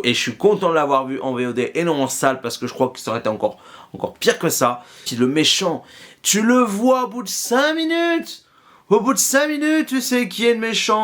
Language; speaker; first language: French; native; French